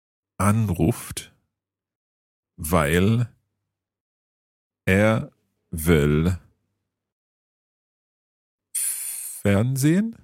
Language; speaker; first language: German; non-native, learner; English